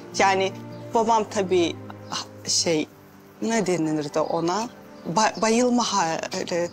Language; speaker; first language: Turkish; non-native, fluent; Russian